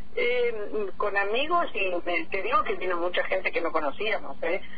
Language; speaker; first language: Spanish; native; Spanish